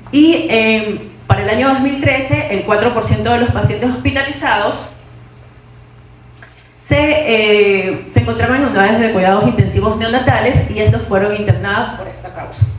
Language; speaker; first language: Spanish; native; Spanish